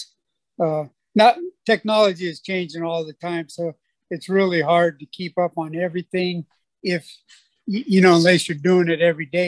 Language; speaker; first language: English; native; English